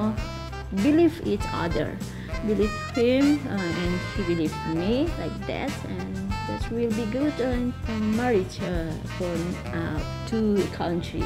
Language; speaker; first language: English; non-native, learner; Indonesian